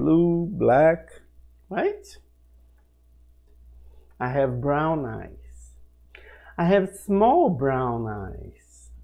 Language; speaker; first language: English; non-native, fluent; Portuguese